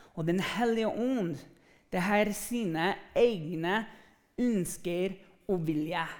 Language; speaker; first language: Norwegian; non-native, fluent; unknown